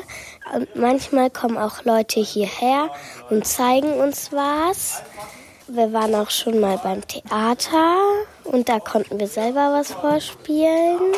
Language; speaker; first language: German; early bilingual, other home language; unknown